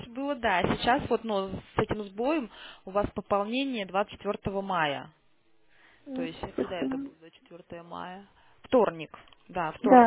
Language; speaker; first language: Russian; native; Russian